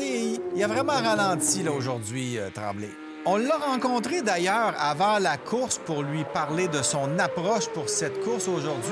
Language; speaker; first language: French; native; French